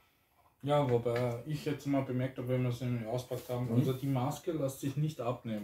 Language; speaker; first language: German; native; German